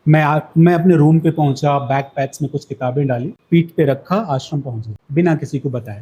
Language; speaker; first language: Hindi; native; Hindi